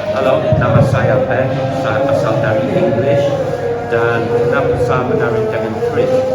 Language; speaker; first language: Indonesian; non-native, learner; English